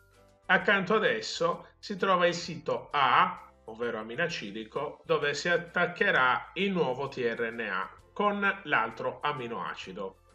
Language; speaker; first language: Italian; native; Italian